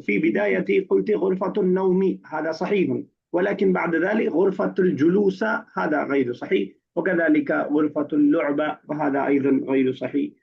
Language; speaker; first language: Arabic; non-native, fluent; Urdu